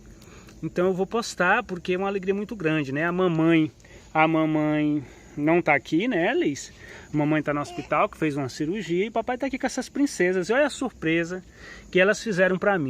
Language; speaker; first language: Portuguese; native; Portuguese